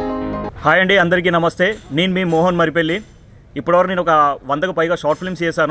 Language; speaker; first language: Telugu; native; Telugu